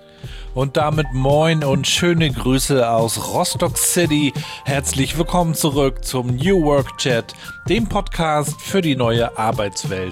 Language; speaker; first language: German; native; German